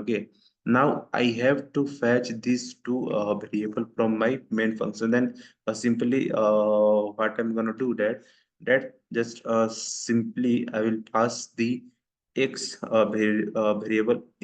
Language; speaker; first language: English; non-native, local second language; Hindi